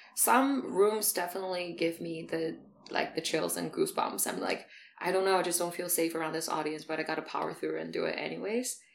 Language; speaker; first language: English; non-native, fluent; Chinese